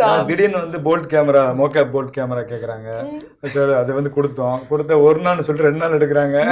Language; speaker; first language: Tamil; native; Tamil